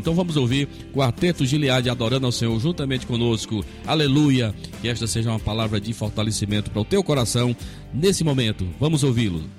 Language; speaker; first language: Portuguese; native; Portuguese